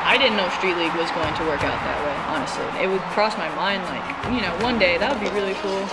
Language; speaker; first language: English; native; English